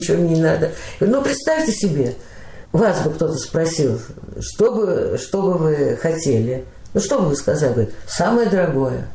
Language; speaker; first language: Russian; native; Russian